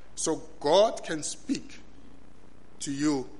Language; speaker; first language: English; non-native, local second language; Tswana